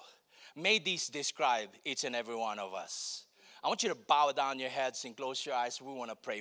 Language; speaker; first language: English; non-native, local second language; Filipino